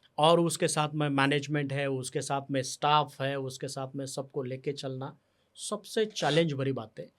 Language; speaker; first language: Hindi; non-native, local second language; Marathi